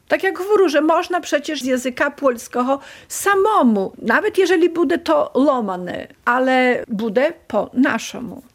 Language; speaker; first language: Polish; non-native, local second language; Belarusian